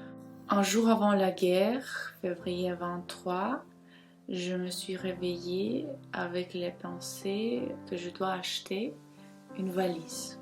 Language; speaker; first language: French; non-native, fluent; Ukrainian